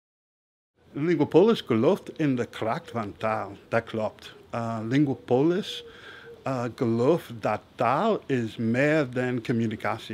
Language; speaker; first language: Dutch; non-native, fluent; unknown